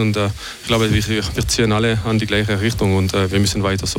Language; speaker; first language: German; non-native, local second language; French